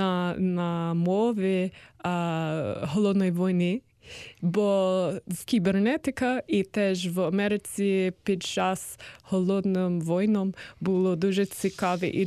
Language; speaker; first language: Ukrainian; non-native, learner; English